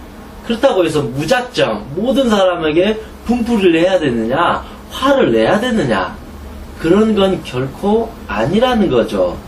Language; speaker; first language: Korean; native; Korean